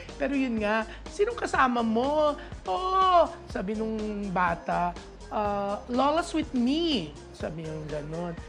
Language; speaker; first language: Filipino; native; Filipino